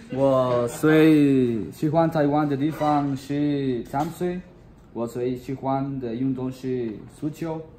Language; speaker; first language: Chinese; non-native, learner; Spanish